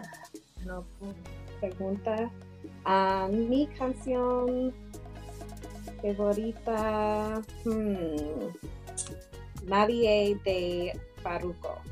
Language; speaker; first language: Spanish; early bilingual, heritage; English